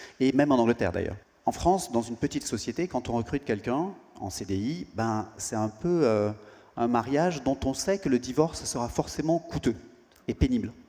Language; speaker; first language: French; native; French